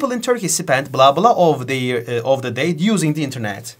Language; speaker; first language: English; non-native, fluent; Turkish